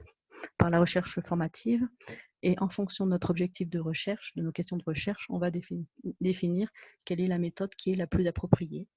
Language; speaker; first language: French; native; French